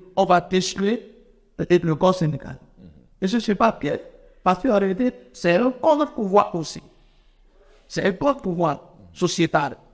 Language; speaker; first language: French; non-native, local second language; Fon